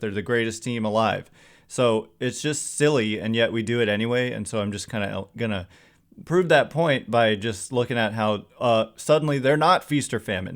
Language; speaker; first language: English; native; English